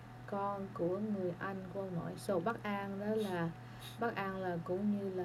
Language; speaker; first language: Vietnamese; early bilingual, other home language; English